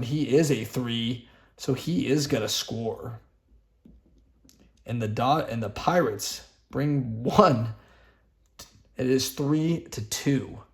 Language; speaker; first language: English; native; English